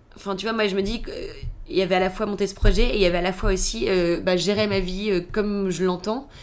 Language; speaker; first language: French; native; French